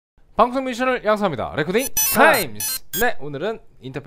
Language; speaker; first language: Korean; native; Korean